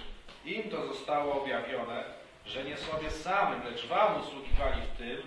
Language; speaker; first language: Polish; native; Polish